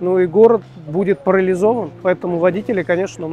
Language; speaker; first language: Russian; native; Russian